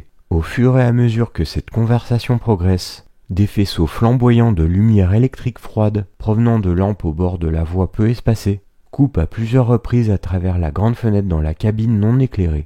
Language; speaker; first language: French; native; French